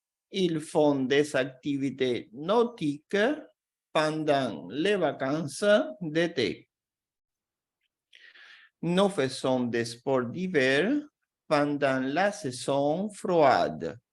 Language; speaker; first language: French; non-native, fluent; Portuguese